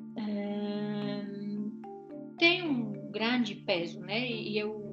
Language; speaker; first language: Portuguese; non-native, fluent; Polish